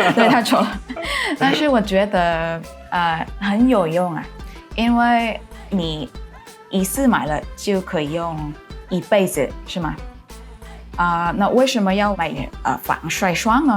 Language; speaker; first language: Chinese; non-native, fluent; Thai